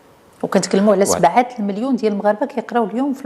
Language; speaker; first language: Arabic; native; Arabic